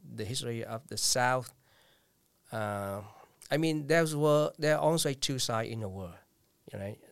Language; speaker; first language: English; non-native, fluent; Vietnamese